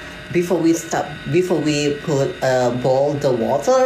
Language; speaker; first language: English; non-native, learner; Malay